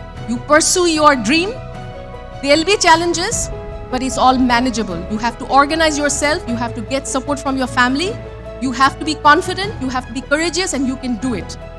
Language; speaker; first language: English; non-native, local second language; Bangla